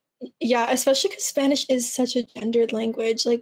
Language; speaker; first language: English; early bilingual, other home language; Spanish